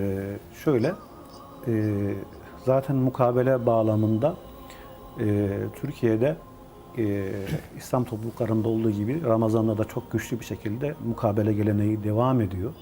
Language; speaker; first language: Turkish; native; Turkish